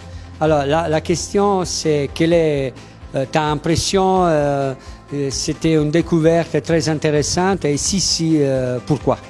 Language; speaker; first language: French; non-native, fluent; Italian